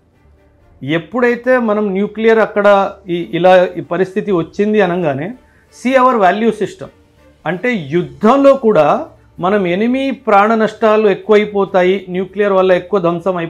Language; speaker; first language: Telugu; non-native, local second language; Punjabi